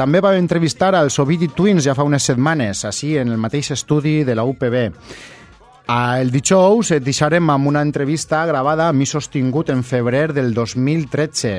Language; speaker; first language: Catalan; native; Catalan